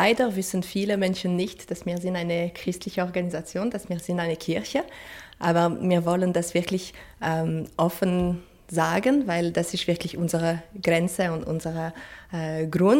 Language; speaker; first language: German; non-native, fluent; French